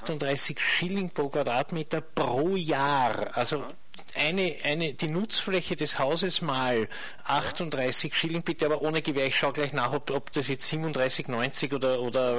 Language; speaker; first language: German; native; German